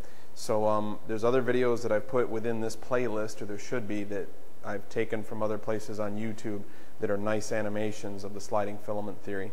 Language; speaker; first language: English; native; English